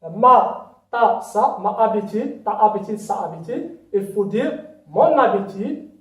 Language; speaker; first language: French; non-native, local second language; Arabic